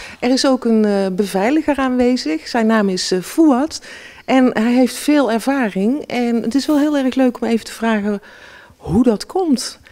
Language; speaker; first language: Dutch; native; Dutch